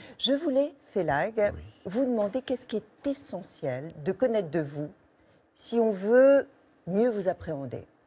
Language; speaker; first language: French; native; French